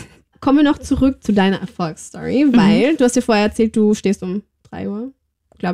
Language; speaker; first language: German; native; German